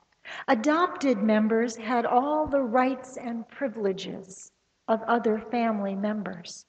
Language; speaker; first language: English; native; English